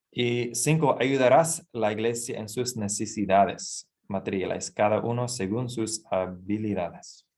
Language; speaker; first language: Spanish; non-native, fluent; English